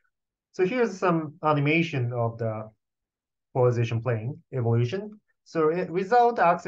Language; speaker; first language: English; non-native, fluent; Japanese